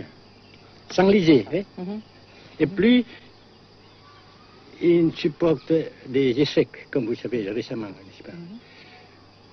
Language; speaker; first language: French; non-native, fluent; Vietnamese